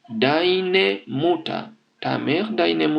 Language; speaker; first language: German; non-native, fluent; French